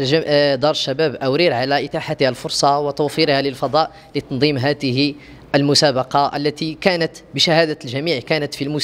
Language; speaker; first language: Arabic; native; Arabic